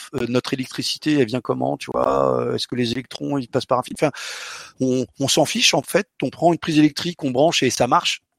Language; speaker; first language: French; early bilingual, other home language; Portuguese